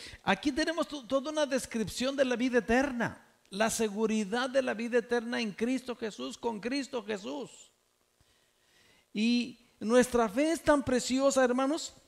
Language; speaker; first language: Spanish; native; Spanish